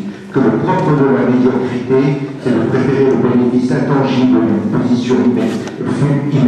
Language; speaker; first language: French; native; French